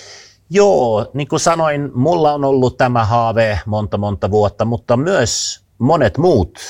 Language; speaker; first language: Finnish; non-native, fluent; Swedish